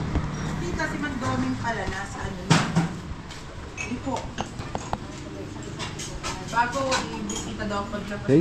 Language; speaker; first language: Filipino; native; Filipino